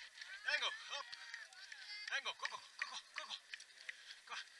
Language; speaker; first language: Dutch; native; Dutch